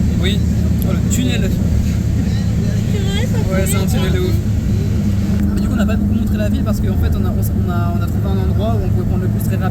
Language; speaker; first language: French; native; French